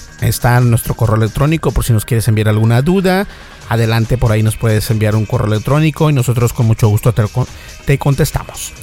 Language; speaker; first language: Spanish; native; Spanish